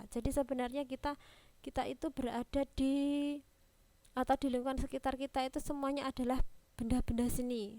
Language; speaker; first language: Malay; non-native, local second language; Javanese